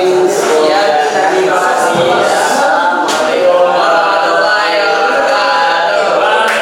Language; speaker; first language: Indonesian; native; Indonesian